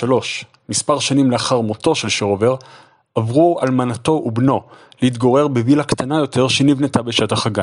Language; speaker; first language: Hebrew; native; Hebrew